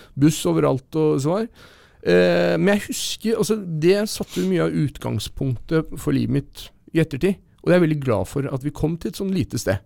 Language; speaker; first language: Norwegian; early bilingual, other home language; Persian